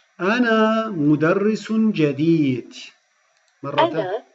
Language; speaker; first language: Arabic; non-native, fluent; Turkish